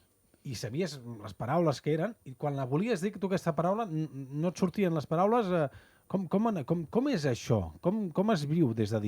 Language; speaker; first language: Catalan; native; Catalan